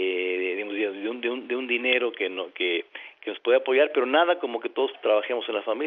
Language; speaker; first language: Spanish; native; Spanish